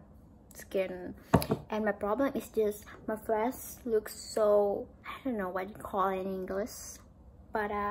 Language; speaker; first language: English; non-native, learner; Indonesian